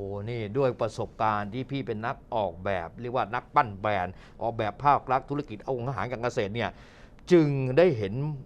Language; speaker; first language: Thai; native; Thai